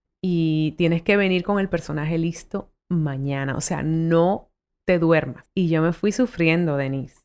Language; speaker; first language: Spanish; early bilingual, heritage; Spanish